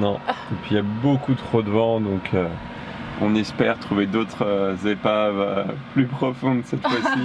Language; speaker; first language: French; native; French